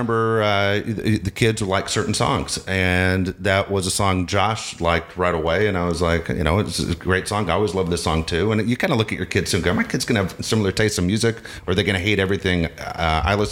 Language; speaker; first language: English; native; English